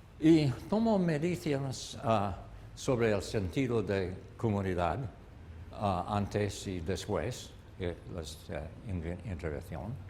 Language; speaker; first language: Spanish; non-native, learner; English